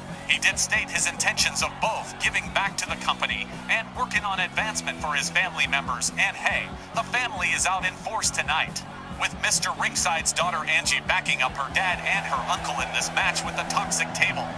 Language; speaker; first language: English; native; English